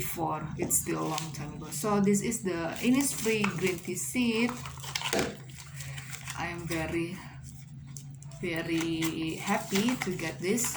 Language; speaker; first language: English; non-native, learner; Indonesian